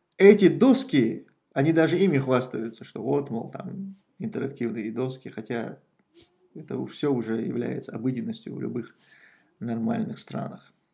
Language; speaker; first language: Russian; non-native, local second language; Chechen